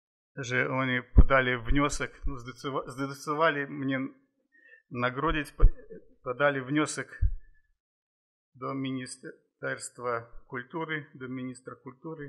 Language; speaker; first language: Polish; non-native, fluent; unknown